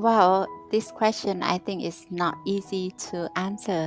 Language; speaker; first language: English; non-native, fluent; Vietnamese